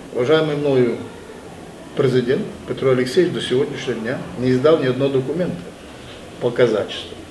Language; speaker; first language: Ukrainian; non-native, local second language; Russian